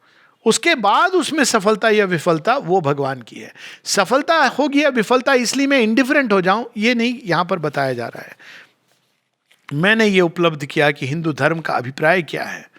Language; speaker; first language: Hindi; native; Hindi